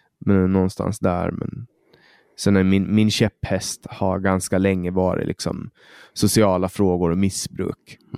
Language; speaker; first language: Swedish; native; Swedish